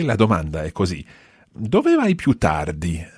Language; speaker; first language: Italian; non-native, fluent; English